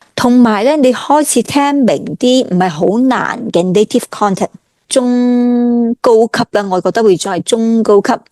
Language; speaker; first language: Cantonese; native; Cantonese